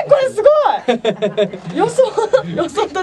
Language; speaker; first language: Spanish; non-native, learner; Japanese